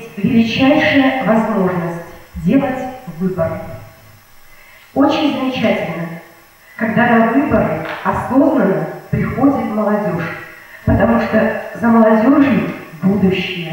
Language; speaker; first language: Russian; native; Russian